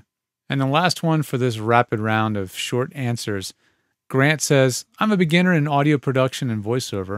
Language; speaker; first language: English; native; English